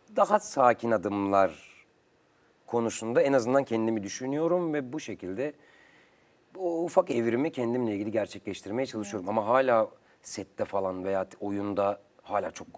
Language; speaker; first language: Turkish; native; Turkish